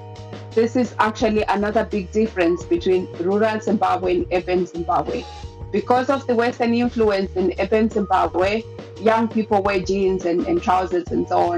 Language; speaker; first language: English; non-native, local second language; Shona